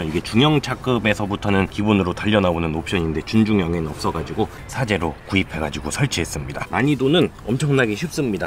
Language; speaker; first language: Korean; native; Korean